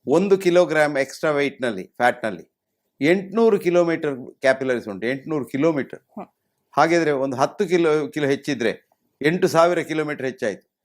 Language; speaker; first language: Kannada; native; Kannada